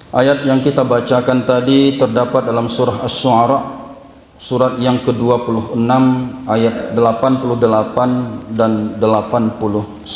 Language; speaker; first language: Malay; non-native, local second language; Minangkabau